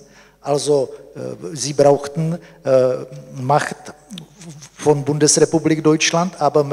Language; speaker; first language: German; non-native, fluent; Czech